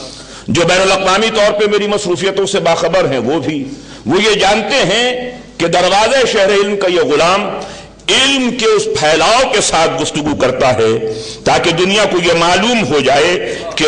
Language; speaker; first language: Urdu; native; Urdu